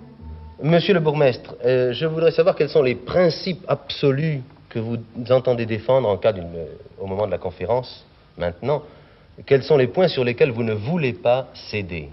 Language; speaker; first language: French; native; French